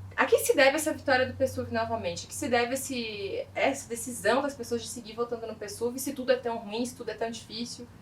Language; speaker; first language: Portuguese; native; Portuguese